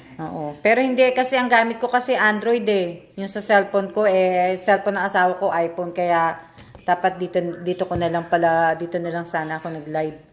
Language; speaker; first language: Filipino; native; Filipino